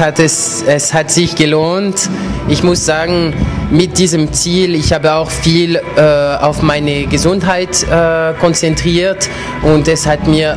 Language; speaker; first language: German; non-native, local second language; French